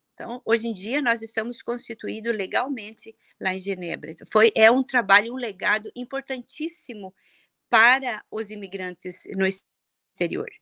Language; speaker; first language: Portuguese; early bilingual, heritage; Portuguese